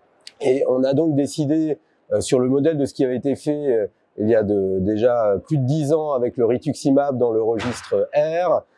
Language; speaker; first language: French; native; French